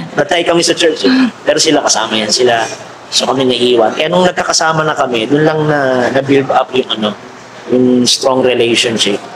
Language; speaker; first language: Filipino; native; Filipino